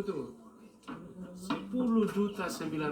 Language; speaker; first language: Indonesian; non-native, local second language; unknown